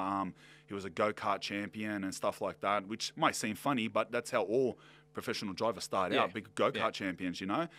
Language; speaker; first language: English; native; English